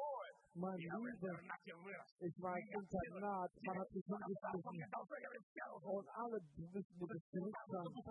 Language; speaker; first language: German; non-native, fluent; Russian